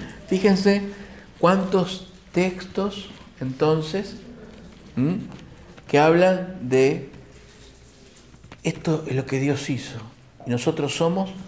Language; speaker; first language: Spanish; native; Spanish